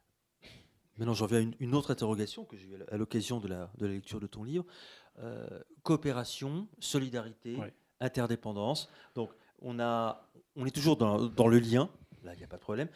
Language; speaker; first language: French; native; French